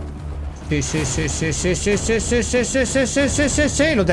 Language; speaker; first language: Spanish; native; Spanish